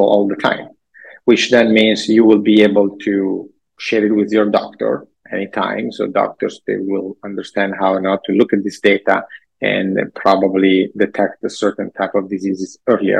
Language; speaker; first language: English; non-native, fluent; Italian